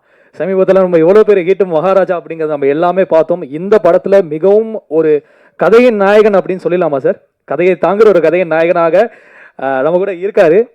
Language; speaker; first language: Tamil; native; Tamil